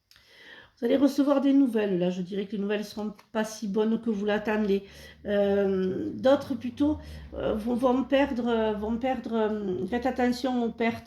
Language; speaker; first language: French; native; French